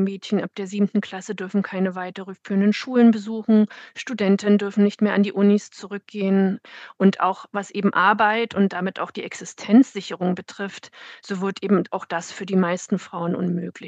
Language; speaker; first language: German; native; German